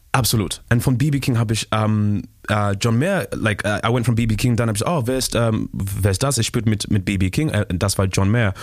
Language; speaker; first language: German; non-native, learner; Shona